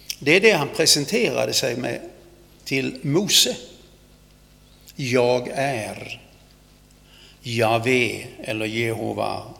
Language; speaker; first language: Swedish; native; Swedish